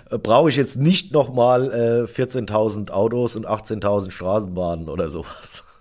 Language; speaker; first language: German; native; German